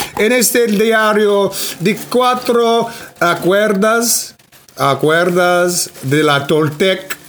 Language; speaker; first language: Spanish; non-native, learner; English